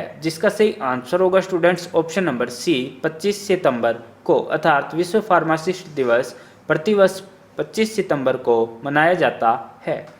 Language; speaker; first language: Hindi; native; Hindi